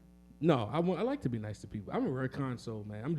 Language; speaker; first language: English; native; English